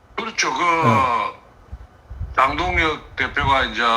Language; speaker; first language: Korean; native; Korean